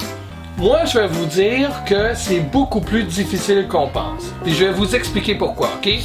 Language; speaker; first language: French; native; French